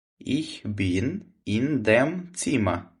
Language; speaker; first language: German; non-native, fluent; Ukrainian